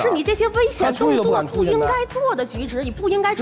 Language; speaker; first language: Chinese; native; Chinese